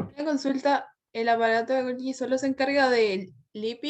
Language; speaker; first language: Spanish; native; Spanish